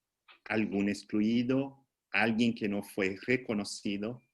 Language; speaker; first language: Spanish; non-native, fluent; Portuguese